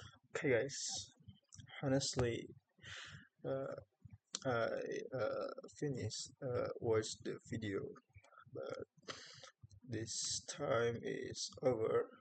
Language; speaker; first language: English; non-native, learner; Indonesian